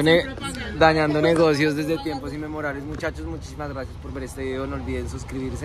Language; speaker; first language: Spanish; native; Spanish